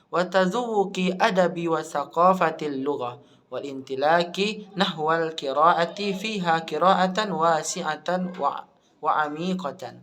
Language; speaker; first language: Arabic; non-native, learner; Indonesian